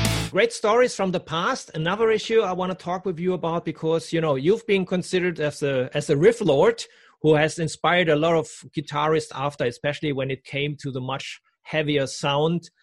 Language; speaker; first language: English; non-native, fluent; German